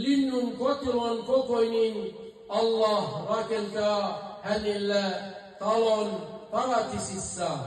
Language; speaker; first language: Finnish; non-native, fluent; Arabic